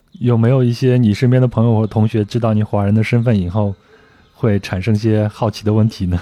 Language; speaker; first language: Chinese; native; Chinese